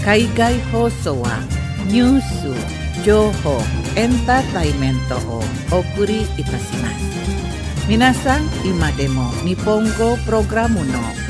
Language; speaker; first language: Japanese; non-native, learner; Indonesian